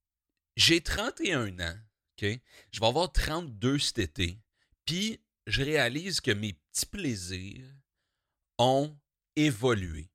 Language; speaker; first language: French; native; French